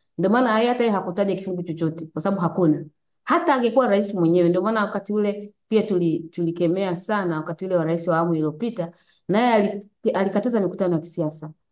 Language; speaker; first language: Swahili; native; Swahili